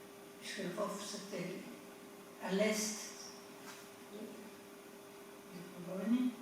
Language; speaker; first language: French; non-native, fluent; Polish